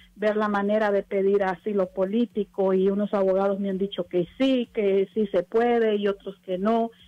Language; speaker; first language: Spanish; native; Spanish